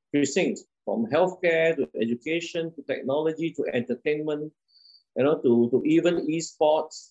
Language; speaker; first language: English; non-native, local second language; Min Nan Chinese